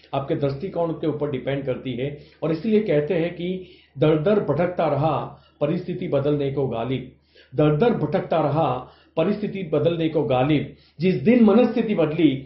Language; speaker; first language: Hindi; non-native, local second language; Gujarati